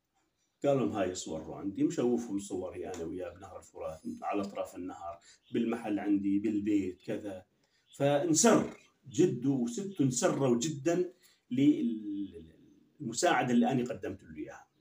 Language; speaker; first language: Arabic; native; Arabic